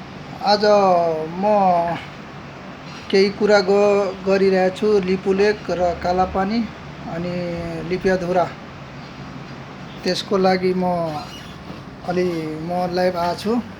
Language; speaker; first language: Nepali; non-native, local second language; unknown